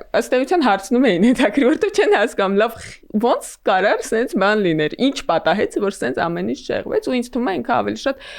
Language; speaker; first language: Armenian; native; Armenian